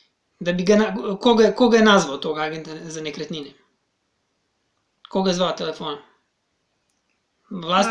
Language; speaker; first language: Serbian; native; Serbian